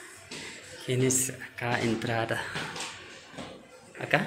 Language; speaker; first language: Spanish; non-native, learner; Hindi